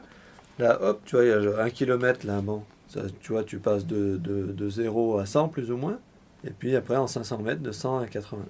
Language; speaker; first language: French; native; French